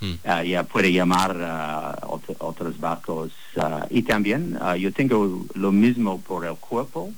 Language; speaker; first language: Spanish; non-native, learner; English